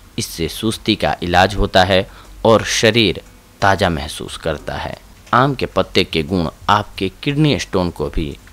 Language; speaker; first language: Hindi; native; Hindi